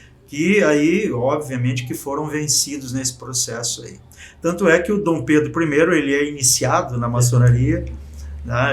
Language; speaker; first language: Portuguese; native; Portuguese